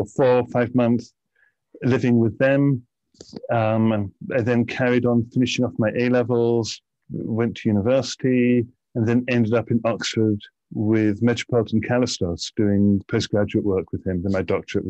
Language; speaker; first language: English; native; English